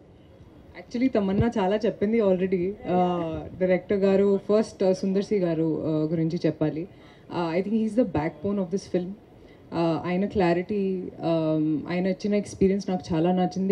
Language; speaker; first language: Telugu; non-native, local second language; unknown